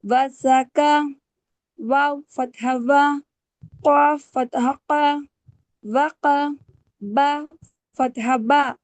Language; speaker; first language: Arabic; non-native, learner; Telugu